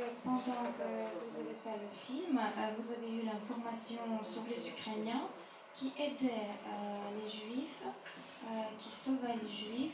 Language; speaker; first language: French; non-native, fluent; Ukrainian